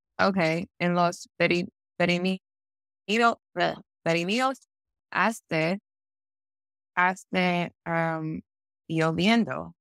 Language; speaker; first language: Spanish; non-native, learner; Russian